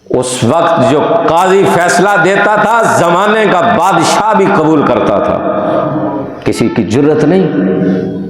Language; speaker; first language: Urdu; non-native, local second language; Punjabi